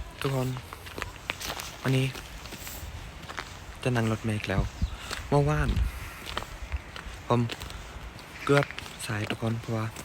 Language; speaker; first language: Thai; early bilingual, heritage; Thai